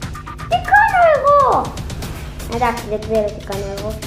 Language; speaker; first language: Greek; non-native, learner; Arabic